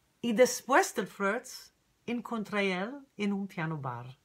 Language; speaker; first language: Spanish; non-native, learner; English